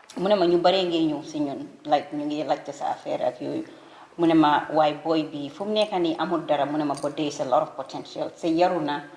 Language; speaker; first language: Wolof; non-native, local second language; Fula